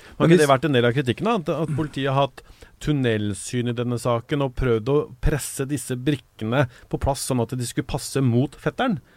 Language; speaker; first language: Norwegian; native; Norwegian